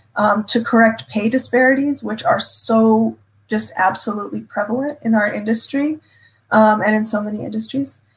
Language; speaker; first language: English; native; English